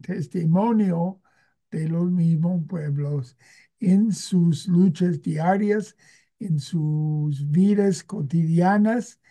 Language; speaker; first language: Spanish; non-native, fluent; English